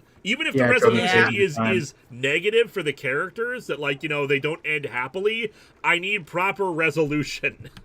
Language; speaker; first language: English; native; English